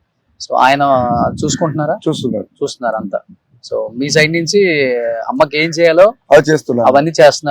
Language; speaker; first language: Telugu; native; Telugu